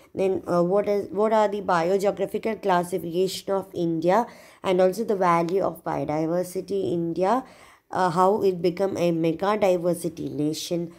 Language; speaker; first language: English; non-native, local second language; Malayalam